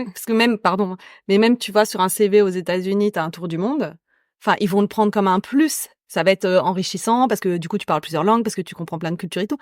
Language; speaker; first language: French; native; French